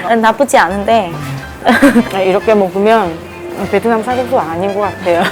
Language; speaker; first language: Korean; non-native, fluent; Vietnamese